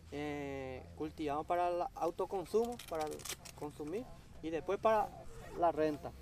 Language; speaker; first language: Spanish; non-native, local second language; Guarani